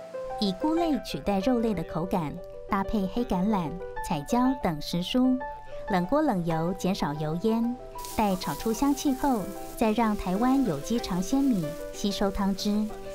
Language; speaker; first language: Chinese; native; Chinese